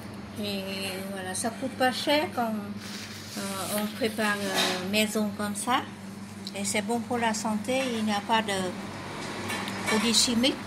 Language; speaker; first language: French; non-native, fluent; Vietnamese